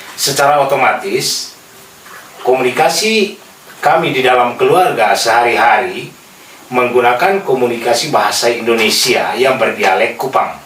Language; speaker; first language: Indonesian; non-native, local second language; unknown